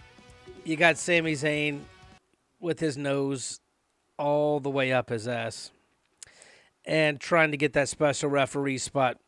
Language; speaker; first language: English; native; English